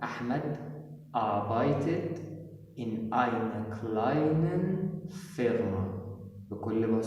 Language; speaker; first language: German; non-native, fluent; Arabic